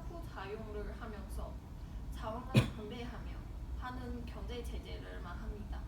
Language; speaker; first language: Korean; non-native, learner; Chinese